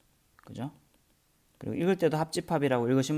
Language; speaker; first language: Korean; native; Korean